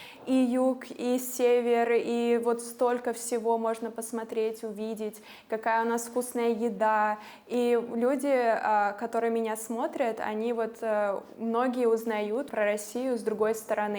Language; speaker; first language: Russian; non-native, fluent; English